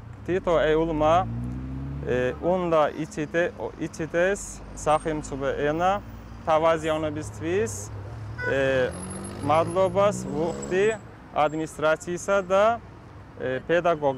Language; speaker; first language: Georgian; non-native, local second language; Azerbaijani